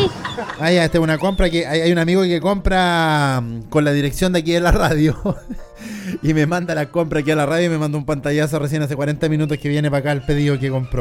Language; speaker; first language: Spanish; native; Spanish